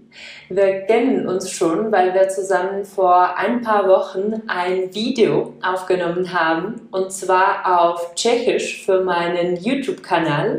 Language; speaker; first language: German; non-native, fluent; Czech